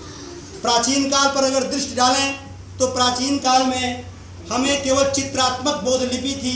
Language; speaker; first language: Hindi; native; Hindi